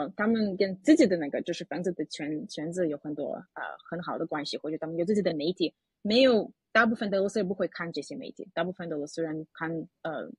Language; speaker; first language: Chinese; non-native, fluent; Russian